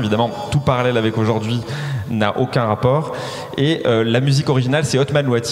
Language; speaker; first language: French; native; French